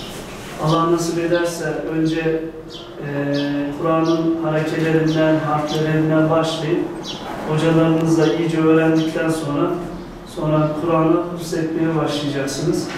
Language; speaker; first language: Turkish; native; Turkish